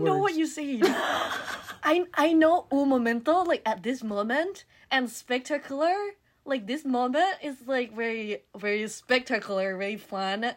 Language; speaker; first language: English; non-native, fluent; Thai